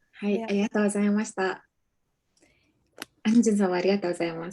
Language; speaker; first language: Japanese; non-native, fluent; Mongolian